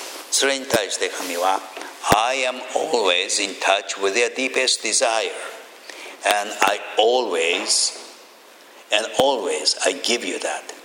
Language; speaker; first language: English; non-native, fluent; Japanese